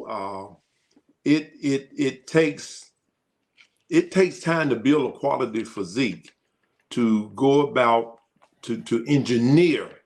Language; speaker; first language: English; native; English